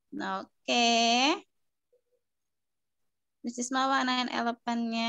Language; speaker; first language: English; non-native, local second language; Indonesian